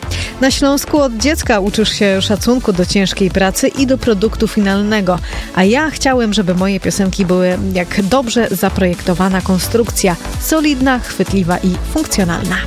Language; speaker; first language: Polish; native; Polish